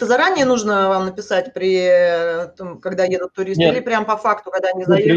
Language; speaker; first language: Russian; native; Russian